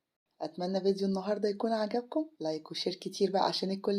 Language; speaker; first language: Arabic; native; Arabic